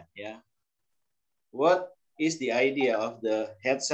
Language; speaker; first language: English; non-native, learner; Indonesian